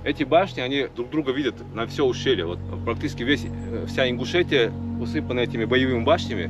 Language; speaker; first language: Russian; non-native, local second language; Ingush